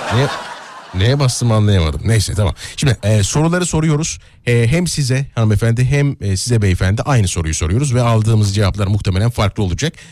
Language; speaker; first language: Turkish; native; Turkish